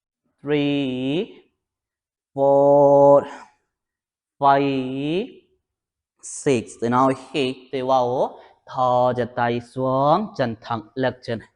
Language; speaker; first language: Vietnamese; non-native, learner; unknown